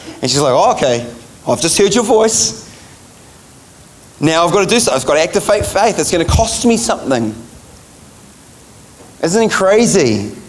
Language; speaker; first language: English; native; English